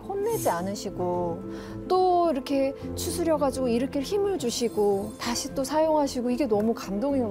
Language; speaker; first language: Korean; native; Korean